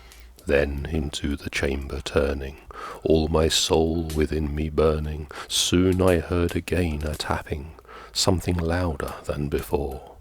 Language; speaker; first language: English; native; English